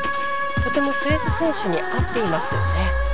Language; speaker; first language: Japanese; native; Japanese